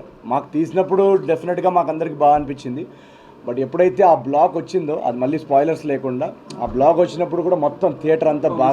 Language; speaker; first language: Telugu; native; Telugu